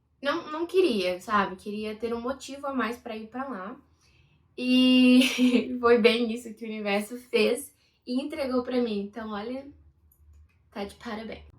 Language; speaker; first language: Portuguese; native; Portuguese